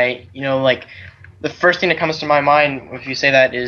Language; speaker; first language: English; native; English